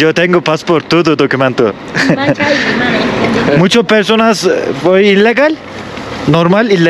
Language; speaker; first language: Spanish; non-native, learner; Turkish